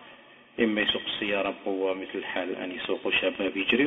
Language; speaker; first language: Arabic; native; Arabic